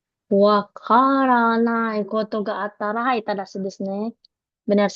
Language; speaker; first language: Japanese; non-native, fluent; Indonesian